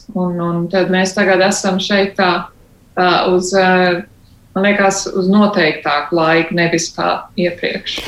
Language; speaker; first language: Latvian; early bilingual, heritage; Latvian